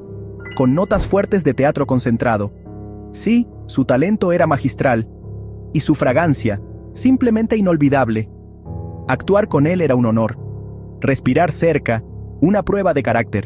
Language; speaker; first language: Spanish; native; Spanish